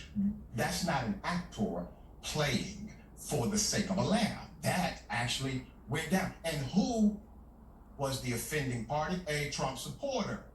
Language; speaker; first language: English; native; English